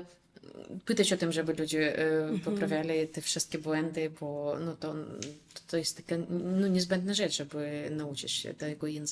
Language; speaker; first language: Polish; non-native, fluent; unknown